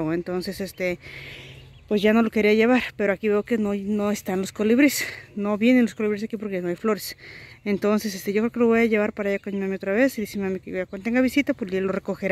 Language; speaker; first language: Spanish; native; Spanish